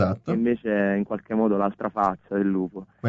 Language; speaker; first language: Italian; native; Italian